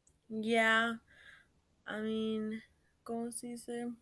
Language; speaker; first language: Spanish; early bilingual, heritage; Spanish